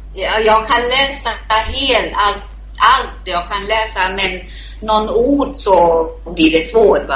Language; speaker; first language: Swedish; non-native, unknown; Thai